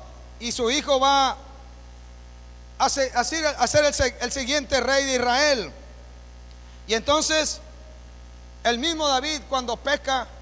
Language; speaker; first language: Spanish; native; Spanish